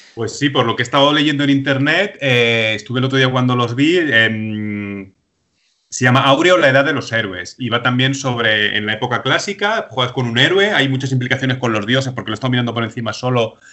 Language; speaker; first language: Spanish; native; Spanish